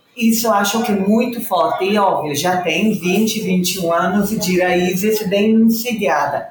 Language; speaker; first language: Portuguese; non-native, fluent; Italian